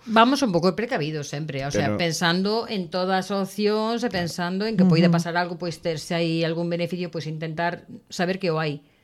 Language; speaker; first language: Galician; non-native, local second language; Spanish